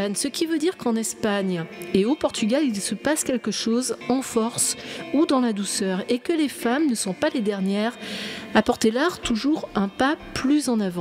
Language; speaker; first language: French; native; French